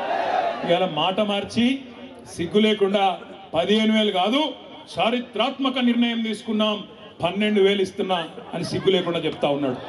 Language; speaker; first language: Telugu; native; Telugu